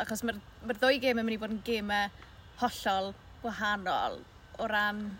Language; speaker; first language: Welsh; native; Welsh